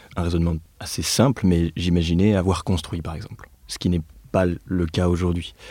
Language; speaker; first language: French; native; French